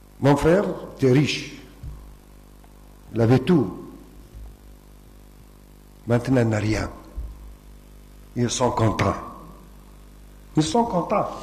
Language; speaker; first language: French; non-native, fluent; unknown